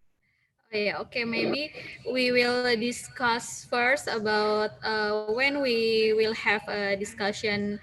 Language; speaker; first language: English; non-native, local second language; Indonesian